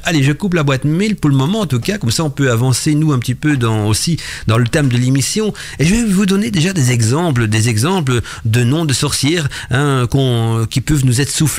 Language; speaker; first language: French; native; French